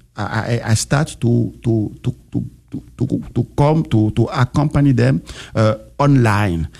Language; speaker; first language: English; non-native, learner; French